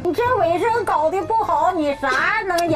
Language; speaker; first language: Chinese; native; Chinese